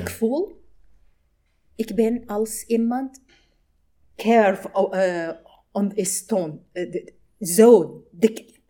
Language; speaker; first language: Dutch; non-native, learner; Arabic